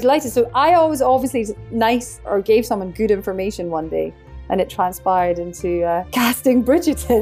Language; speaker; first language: English; native; English